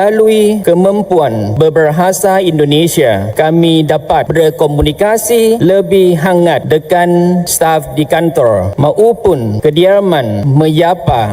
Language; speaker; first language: Indonesian; non-native, fluent; Lao